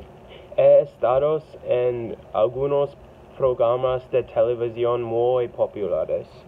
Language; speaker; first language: Spanish; non-native, learner; English